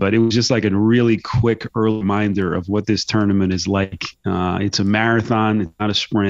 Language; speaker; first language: English; native; English